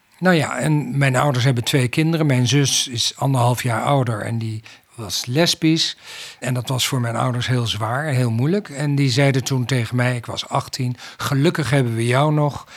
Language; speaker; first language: Dutch; native; Dutch